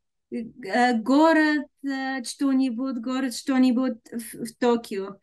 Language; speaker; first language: Russian; non-native, learner; Bulgarian